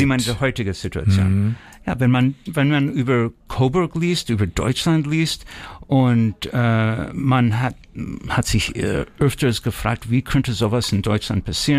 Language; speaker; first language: German; early bilingual, heritage; German